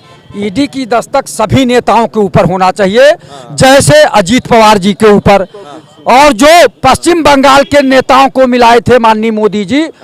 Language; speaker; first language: Hindi; native; Hindi